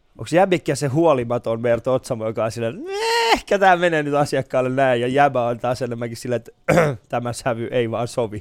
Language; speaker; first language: Finnish; early bilingual, other home language; Persian